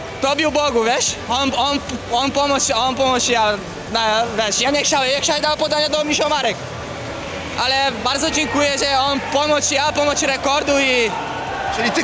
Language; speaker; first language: Polish; non-native, learner; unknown